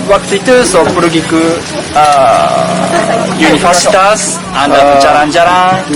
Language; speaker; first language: Indonesian; non-native, learner; Japanese